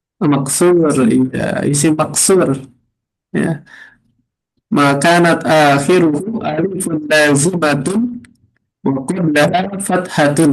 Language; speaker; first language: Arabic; non-native, fluent; Indonesian